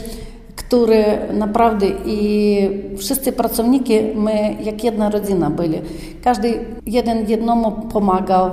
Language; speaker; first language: Polish; non-native, learner; Ukrainian